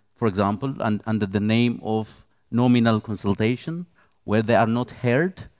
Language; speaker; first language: English; non-native, fluent; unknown